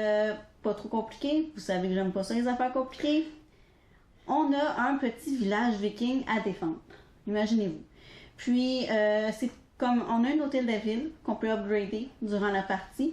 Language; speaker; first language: French; native; French